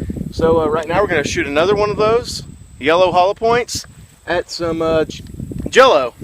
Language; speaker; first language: English; native; English